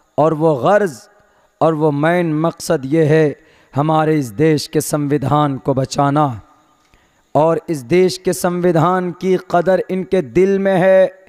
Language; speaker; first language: Hindi; native; Hindi